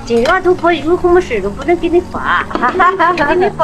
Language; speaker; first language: Chinese; native; Chinese